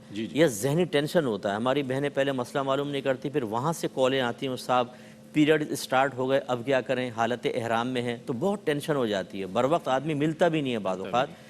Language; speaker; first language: Urdu; native; Urdu